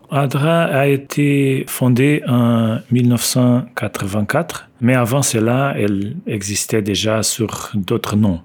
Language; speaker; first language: French; non-native, fluent; Portuguese